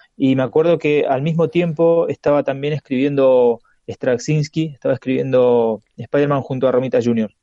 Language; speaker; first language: Spanish; native; Spanish